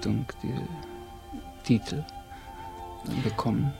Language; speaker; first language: German; non-native, fluent; Estonian